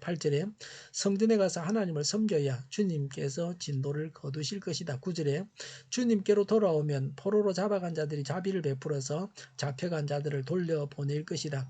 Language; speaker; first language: Korean; native; Korean